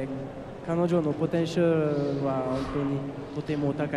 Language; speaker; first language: Japanese; non-native, fluent; French